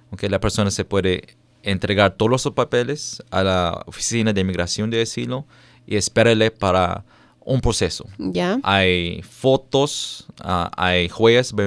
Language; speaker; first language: Spanish; non-native, fluent; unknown